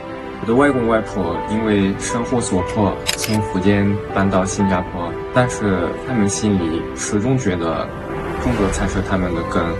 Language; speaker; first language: Chinese; early bilingual, heritage; Chinese